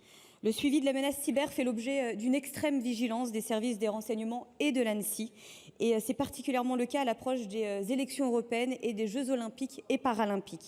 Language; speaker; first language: French; native; French